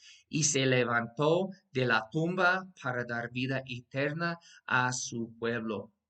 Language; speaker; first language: Spanish; non-native, fluent; English